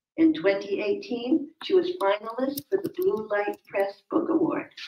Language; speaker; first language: English; native; English